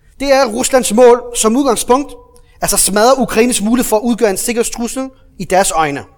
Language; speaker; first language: Danish; early bilingual, other home language; Arabic